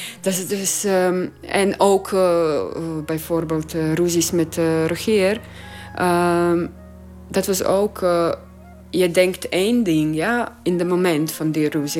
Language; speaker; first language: Dutch; non-native, learner; Croatian